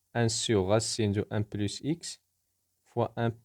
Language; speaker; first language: French; non-native, local second language; Arabic